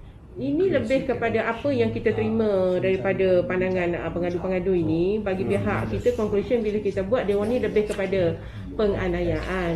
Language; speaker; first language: Malay; native; Malay